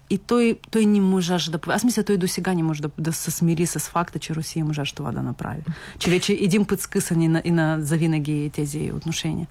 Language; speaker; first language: Bulgarian; early bilingual, heritage; Bulgarian